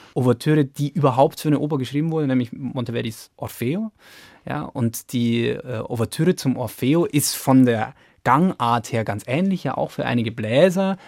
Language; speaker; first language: German; native; German